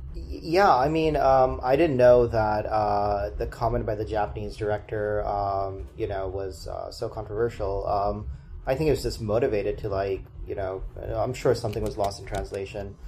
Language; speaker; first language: English; non-native, local second language; Hindi